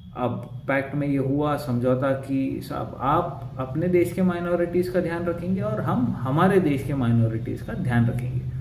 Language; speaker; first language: Hindi; native; Hindi